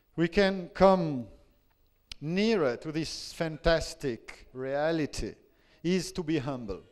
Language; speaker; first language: English; non-native, fluent; French